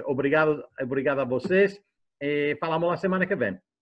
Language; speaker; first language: Portuguese; non-native, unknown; Italian